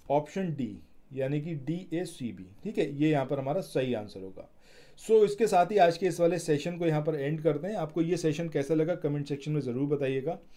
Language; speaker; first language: Hindi; native; Hindi